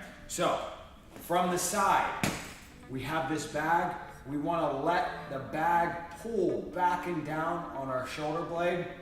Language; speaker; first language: English; native; English